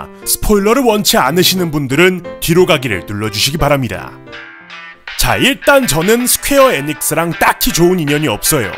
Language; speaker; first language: Korean; native; Korean